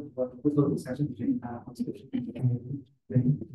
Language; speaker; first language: English; non-native, fluent; Indonesian